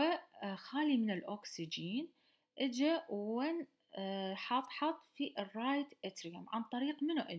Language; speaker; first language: Arabic; native; Arabic